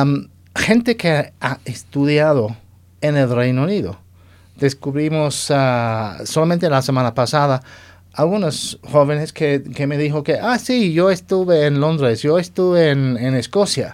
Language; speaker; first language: Spanish; non-native, fluent; English